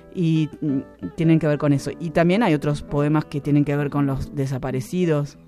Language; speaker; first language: Spanish; native; Spanish